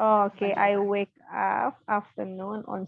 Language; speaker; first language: English; non-native, fluent; Indonesian